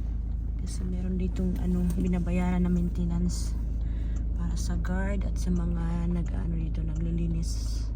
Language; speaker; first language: Filipino; non-native, local second language; Cebuano